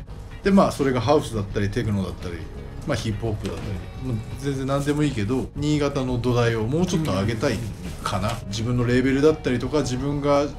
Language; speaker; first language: Japanese; native; Japanese